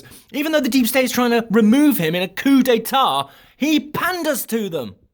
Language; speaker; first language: English; native; English